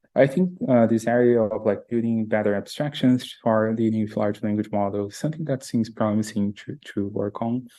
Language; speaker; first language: English; non-native, fluent; Portuguese